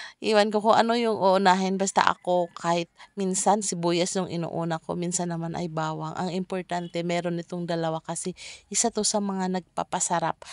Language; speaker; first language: Filipino; non-native, local second language; Cebuano